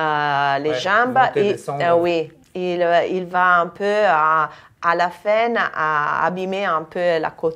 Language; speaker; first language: French; non-native, fluent; Italian